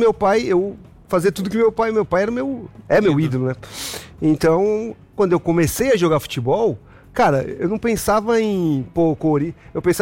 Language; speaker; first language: Portuguese; native; Portuguese